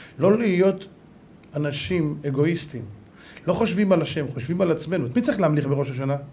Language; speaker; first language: Hebrew; native; Hebrew